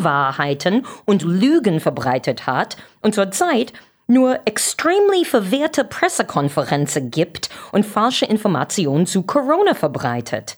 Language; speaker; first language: German; non-native, fluent; English